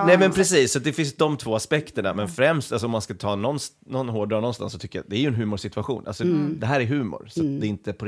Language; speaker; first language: Swedish; native; Swedish